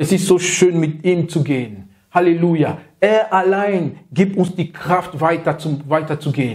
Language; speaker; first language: German; non-native, learner; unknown